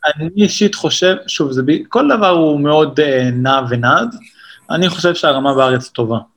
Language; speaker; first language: Hebrew; native; Hebrew